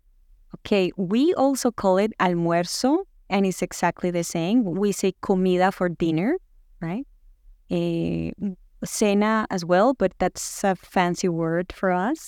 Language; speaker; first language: English; non-native, fluent; Spanish